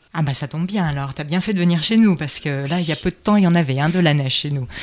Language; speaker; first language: French; native; French